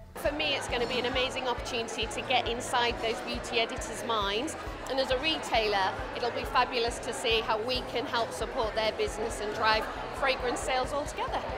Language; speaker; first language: English; native; English